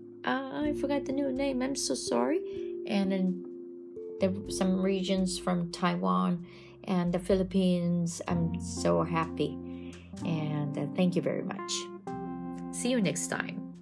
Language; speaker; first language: English; non-native, fluent; Japanese